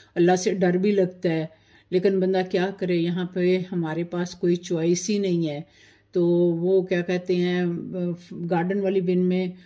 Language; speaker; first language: Urdu; native; Urdu